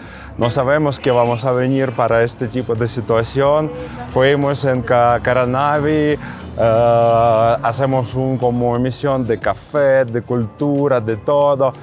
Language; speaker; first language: Spanish; non-native, learner; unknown